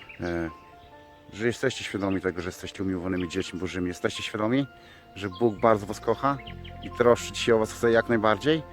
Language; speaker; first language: Polish; native; Polish